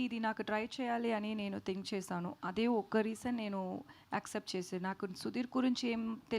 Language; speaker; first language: Telugu; non-native, learner; Tamil